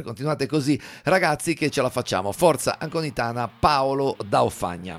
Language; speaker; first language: Italian; native; Italian